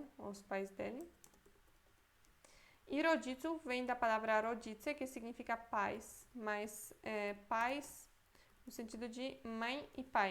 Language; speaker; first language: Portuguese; non-native, fluent; Polish